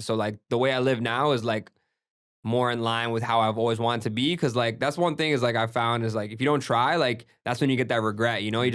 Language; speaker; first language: English; early bilingual, other home language; Gujarati